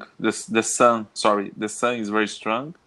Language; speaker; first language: English; non-native, learner; Portuguese